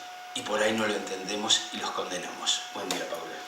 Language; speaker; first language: Spanish; native; Spanish